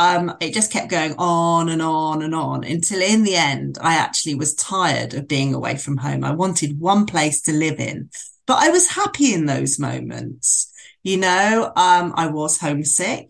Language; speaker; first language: English; native; English